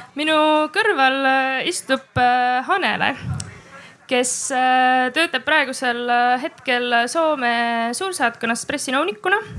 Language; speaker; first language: Estonian; non-native, local second language; Russian